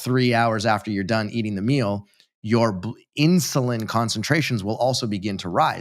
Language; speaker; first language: English; native; English